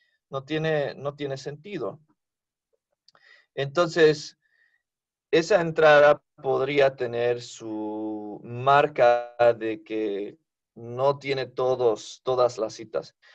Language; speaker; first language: Spanish; non-native, fluent; English